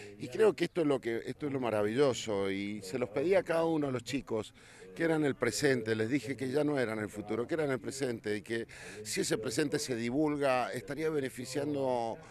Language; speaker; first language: Spanish; native; Spanish